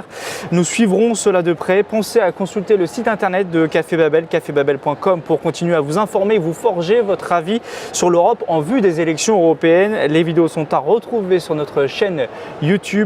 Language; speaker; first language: French; native; French